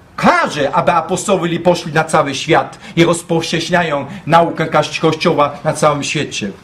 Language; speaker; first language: Polish; non-native, fluent; German